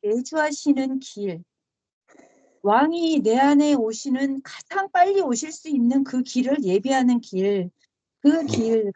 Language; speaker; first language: Korean; native; Korean